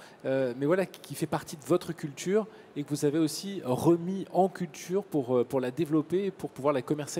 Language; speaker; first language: French; native; French